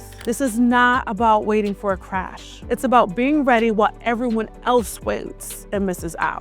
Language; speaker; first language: English; native; English